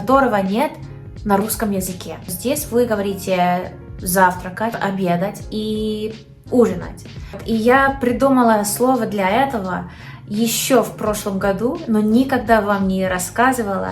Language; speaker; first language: Russian; non-native, learner; English